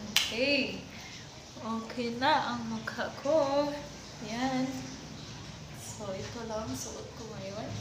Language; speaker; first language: Filipino; non-native, local second language; Cebuano